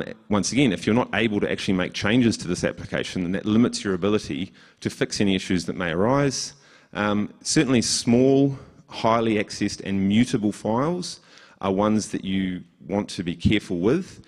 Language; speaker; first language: English; native; English